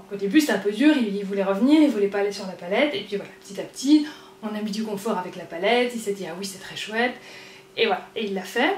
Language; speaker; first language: French; native; French